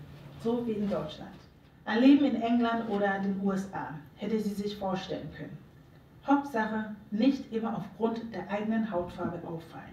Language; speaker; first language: German; early bilingual, other home language; Akan